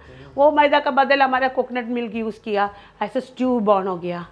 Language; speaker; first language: Hindi; non-native, local second language; Malayalam